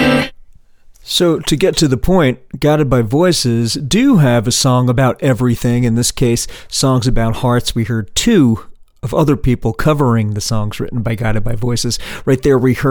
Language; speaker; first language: English; native; English